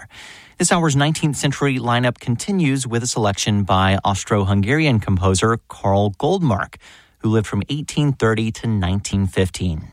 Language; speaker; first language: English; native; English